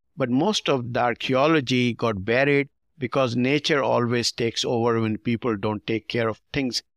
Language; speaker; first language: English; non-native, local second language; Urdu